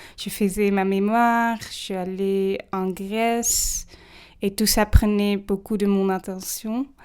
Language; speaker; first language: French; non-native, fluent; English